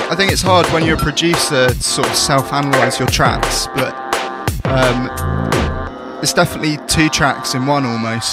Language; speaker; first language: English; native; English